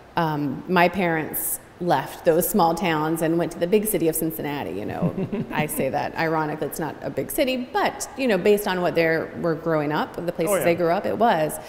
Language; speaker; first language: English; native; English